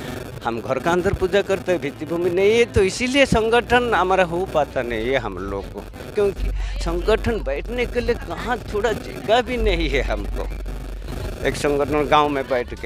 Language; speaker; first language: Hindi; non-native, local second language; Odia